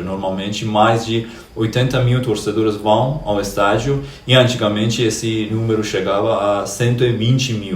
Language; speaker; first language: Portuguese; non-native, fluent; Persian